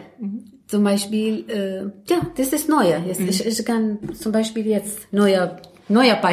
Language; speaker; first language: German; non-native, learner; Arabic